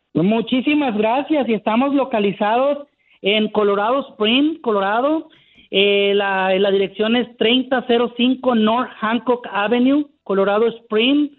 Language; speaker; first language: Spanish; native; Spanish